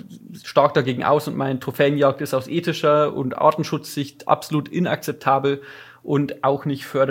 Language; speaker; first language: German; native; German